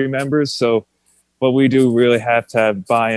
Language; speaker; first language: English; native; English